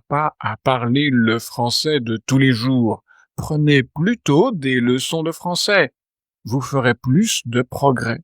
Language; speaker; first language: French; native; French